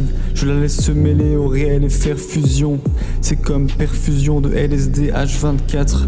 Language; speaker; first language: French; native; French